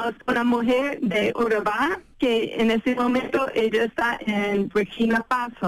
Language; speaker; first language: Spanish; non-native, fluent; English